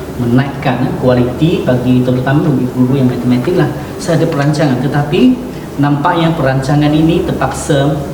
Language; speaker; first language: Malay; non-native, local second language; Chinese